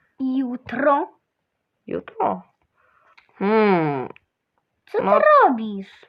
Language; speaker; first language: Polish; non-native, learner; Russian